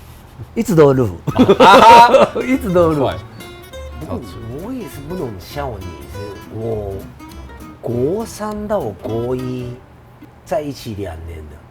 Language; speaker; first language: Chinese; non-native, fluent; Japanese